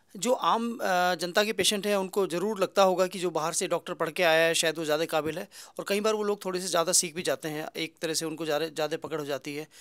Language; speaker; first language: Hindi; native; Hindi